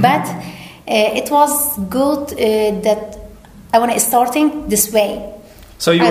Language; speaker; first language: English; non-native, learner; Persian